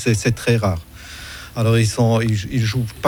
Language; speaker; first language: French; non-native, fluent; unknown